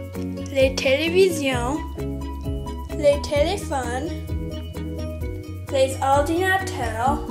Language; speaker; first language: French; non-native, local second language; English